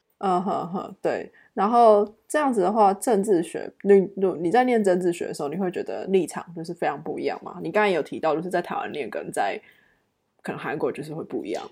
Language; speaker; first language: Chinese; native; Chinese